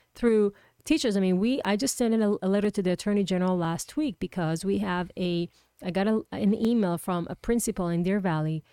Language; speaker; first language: English; non-native, fluent; Hebrew